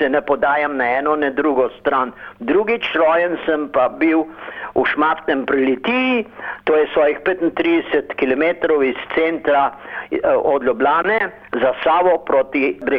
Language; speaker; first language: Slovenian; early bilingual, heritage; Slovenian